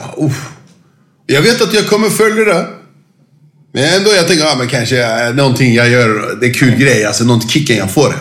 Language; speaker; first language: Swedish; non-native, fluent; Turkish